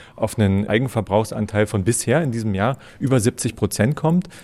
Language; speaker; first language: German; native; German